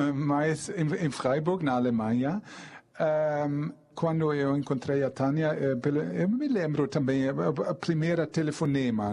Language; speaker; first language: Portuguese; non-native, fluent; German